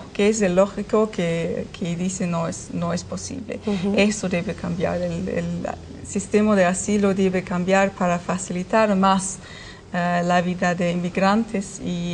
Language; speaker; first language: Spanish; non-native, fluent; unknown